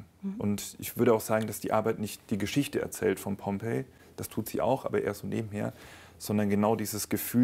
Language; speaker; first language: German; native; German